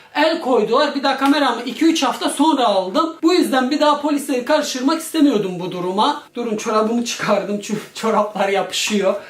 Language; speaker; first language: Turkish; early bilingual, heritage; Turkish